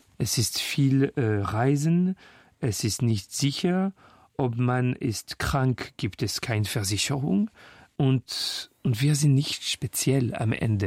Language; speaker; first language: German; non-native, fluent; French